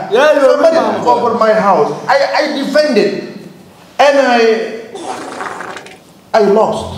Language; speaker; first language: English; non-native, learner; Indonesian